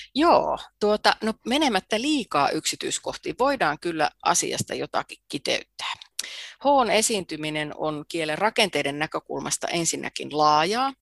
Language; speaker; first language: Finnish; native; Finnish